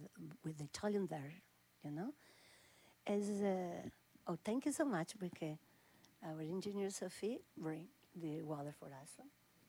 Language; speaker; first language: English; non-native, learner; Italian